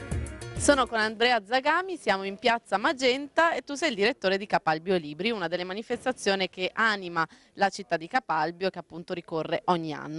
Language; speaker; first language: Italian; native; Italian